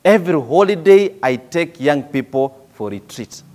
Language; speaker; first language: English; non-native, local second language; Swahili